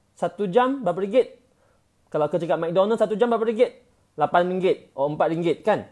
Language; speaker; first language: Malay; non-native, local second language; Chinese